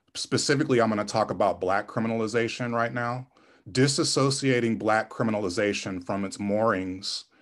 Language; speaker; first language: English; native; English